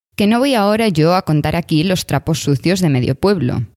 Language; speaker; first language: Spanish; native; Spanish